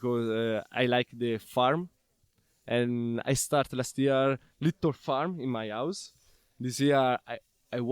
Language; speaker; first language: English; non-native, learner; Italian